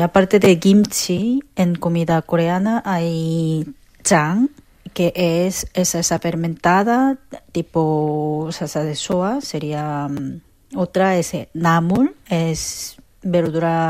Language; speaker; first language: Spanish; non-native, fluent; Korean